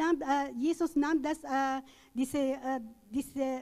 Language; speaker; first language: German; non-native, learner; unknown